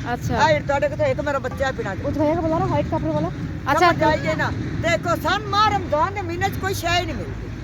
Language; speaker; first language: Hindi; non-native, local second language; Punjabi